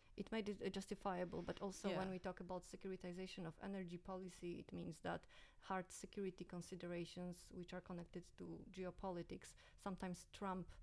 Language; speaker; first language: English; non-native, fluent; Polish